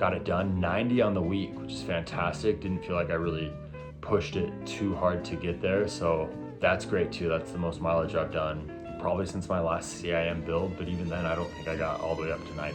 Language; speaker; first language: English; native; English